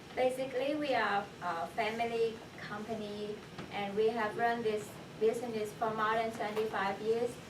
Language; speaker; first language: English; non-native, fluent; Vietnamese